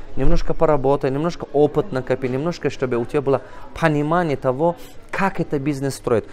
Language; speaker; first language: Russian; non-native, local second language; Tajik